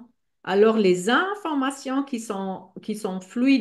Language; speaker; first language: French; non-native, fluent; German